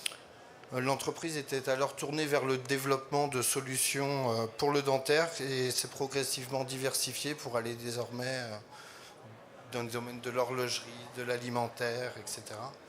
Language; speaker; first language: French; native; French